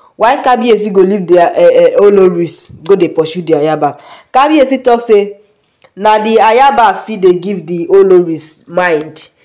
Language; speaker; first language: Nigerian Pidgin; non-native, local second language; Yoruba